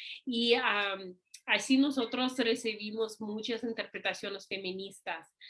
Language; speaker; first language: Spanish; non-native, fluent; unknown